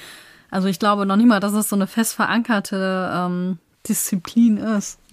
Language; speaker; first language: German; native; German